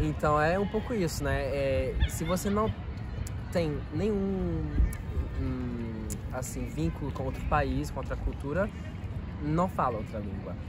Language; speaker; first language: Portuguese; non-native, fluent; French